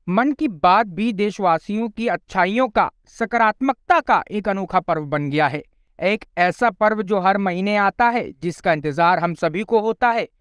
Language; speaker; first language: Hindi; native; Hindi